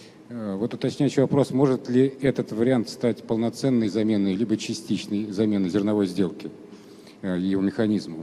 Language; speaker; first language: Russian; native; Russian